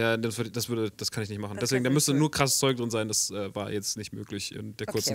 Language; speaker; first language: German; native; German